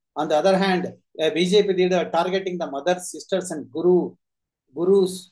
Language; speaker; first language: English; non-native, local second language; Kannada